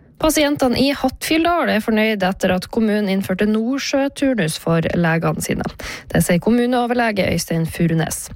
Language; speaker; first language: Norwegian; native; Norwegian